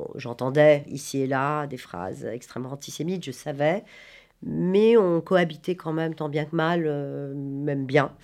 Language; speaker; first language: French; non-native, local second language; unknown